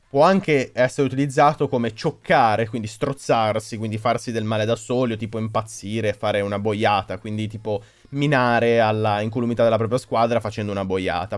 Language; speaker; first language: Italian; native; Italian